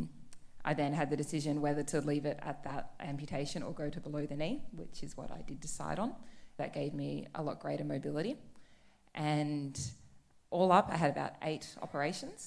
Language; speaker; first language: English; native; English